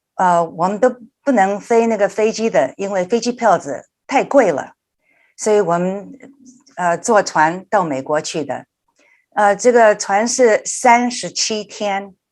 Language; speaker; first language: Chinese; early bilingual, heritage; Chinese